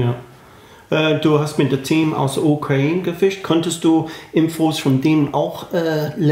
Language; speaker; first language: German; non-native, fluent; English